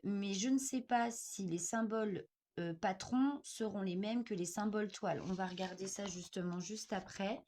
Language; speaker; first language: French; native; French